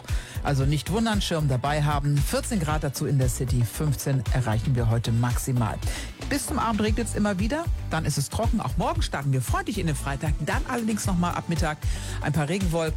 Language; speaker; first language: German; native; German